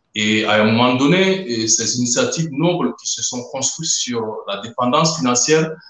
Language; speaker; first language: French; non-native, local second language; Mossi